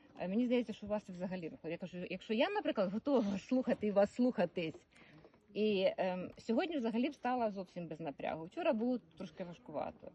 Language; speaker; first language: Ukrainian; native; Ukrainian